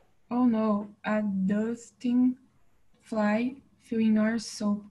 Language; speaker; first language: English; non-native, learner; Portuguese